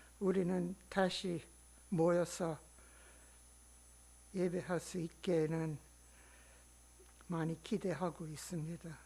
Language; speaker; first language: Korean; non-native, learner; English